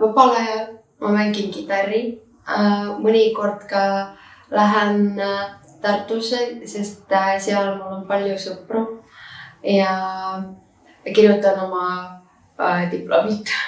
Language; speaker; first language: Estonian; non-native, local second language; Russian